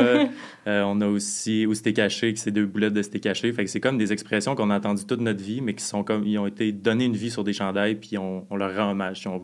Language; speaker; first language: French; native; French